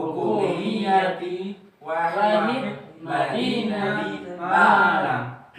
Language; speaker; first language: Arabic; non-native, learner; Indonesian